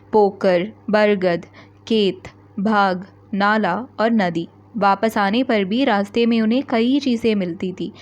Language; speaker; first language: Hindi; non-native, local second language; Malayalam